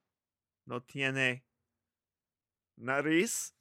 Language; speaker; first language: Spanish; non-native, learner; English